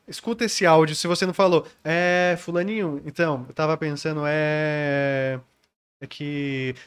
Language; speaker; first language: Portuguese; native; Portuguese